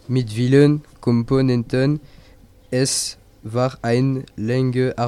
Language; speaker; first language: German; non-native, learner; French